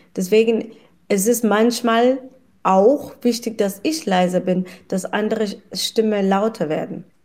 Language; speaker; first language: German; non-native, fluent; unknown